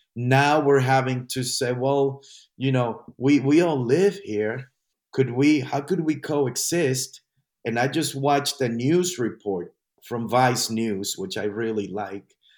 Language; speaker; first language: English; non-native, fluent; Spanish